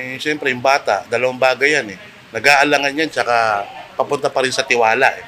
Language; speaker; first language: Filipino; native; Filipino